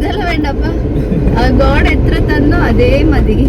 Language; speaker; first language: Malayalam; non-native, learner; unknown